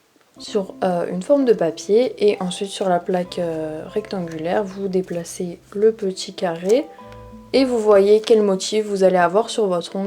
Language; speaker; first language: French; native; French